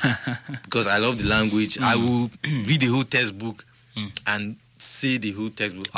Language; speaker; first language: English; non-native, local second language; Igbo